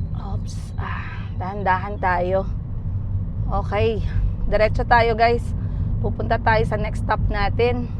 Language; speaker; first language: Filipino; non-native, local second language; Cebuano